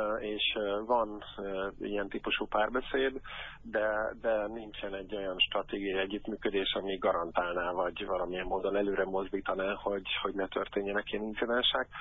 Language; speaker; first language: Hungarian; native; Hungarian